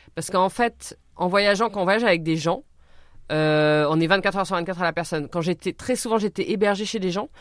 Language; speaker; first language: French; native; French